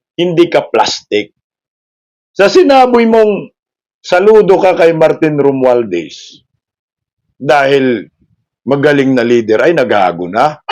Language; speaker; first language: Filipino; non-native, local second language; Cebuano